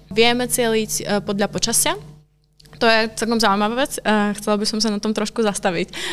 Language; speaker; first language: Slovak; non-native, local second language; Hungarian